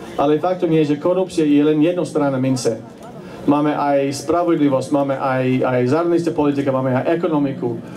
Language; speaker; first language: Slovak; non-native, fluent; English